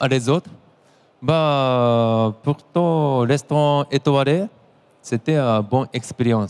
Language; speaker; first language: French; non-native, learner; Japanese